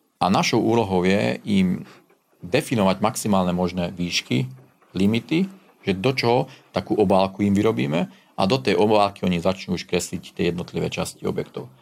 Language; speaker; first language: Slovak; non-native, local second language; Hungarian